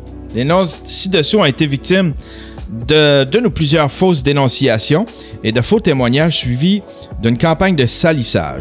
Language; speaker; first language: French; native; French